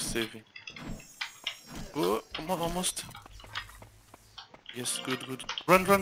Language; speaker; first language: English; non-native, learner; Turkish